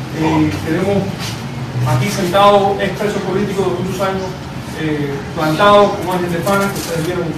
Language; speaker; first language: Spanish; native; Spanish